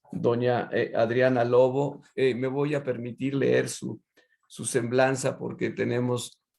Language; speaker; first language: Spanish; native; Spanish